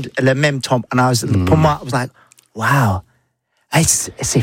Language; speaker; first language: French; non-native, learner; English